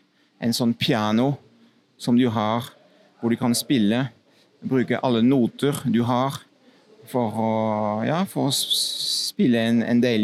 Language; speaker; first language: Norwegian; non-native, fluent; French